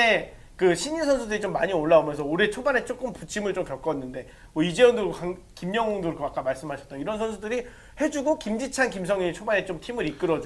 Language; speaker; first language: Korean; native; Korean